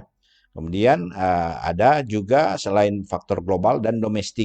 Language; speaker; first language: Indonesian; native; Indonesian